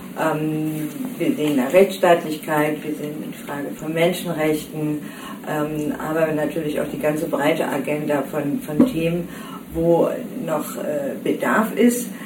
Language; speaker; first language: German; native; German